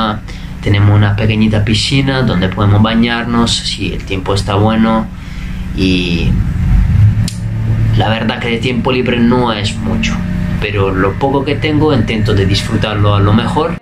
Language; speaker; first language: Spanish; non-native, fluent; Italian